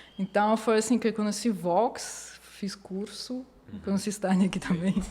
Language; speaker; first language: Portuguese; non-native, fluent; Russian